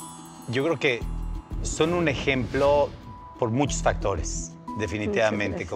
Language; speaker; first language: Spanish; native; Spanish